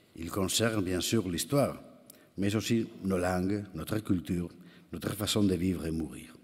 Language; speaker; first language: French; non-native, fluent; Spanish